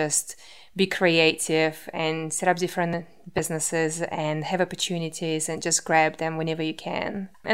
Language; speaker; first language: English; non-native, fluent; Russian